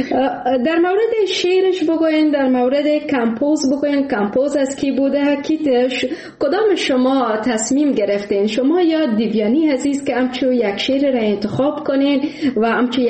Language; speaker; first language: Persian; native; Persian